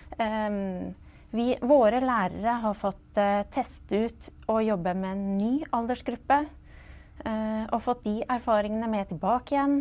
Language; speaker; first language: Norwegian; native; Norwegian